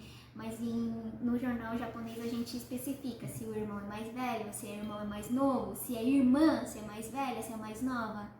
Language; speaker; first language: Portuguese; early bilingual, heritage; Portuguese